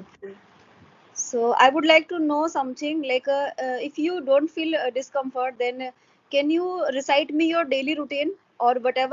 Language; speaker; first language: English; non-native, local second language; Hindi